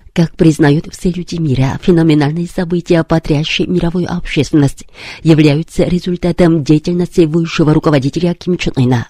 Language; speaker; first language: Russian; non-native, fluent; Korean